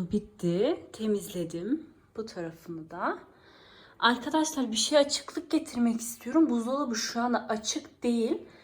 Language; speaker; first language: Turkish; early bilingual, heritage; Turkish